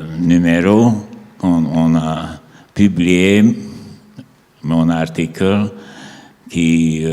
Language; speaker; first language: French; non-native, learner; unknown